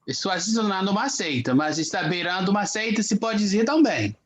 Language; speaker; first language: Portuguese; non-native, fluent; English